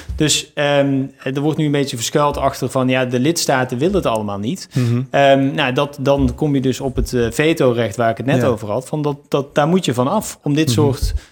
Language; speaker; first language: Dutch; native; Dutch